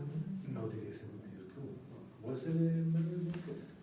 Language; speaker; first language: Spanish; native; Spanish